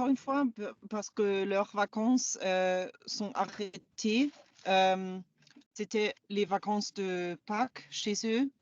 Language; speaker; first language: French; non-native, fluent; German